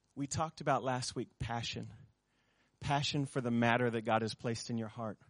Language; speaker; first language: English; native; English